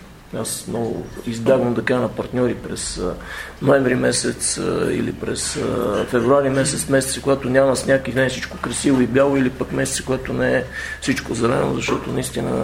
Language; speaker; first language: Bulgarian; native; Bulgarian